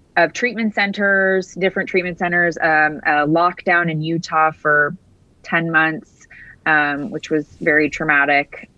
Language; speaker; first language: English; native; English